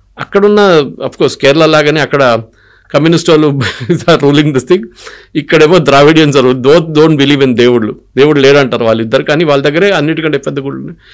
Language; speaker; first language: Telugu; non-native, local second language; Malayalam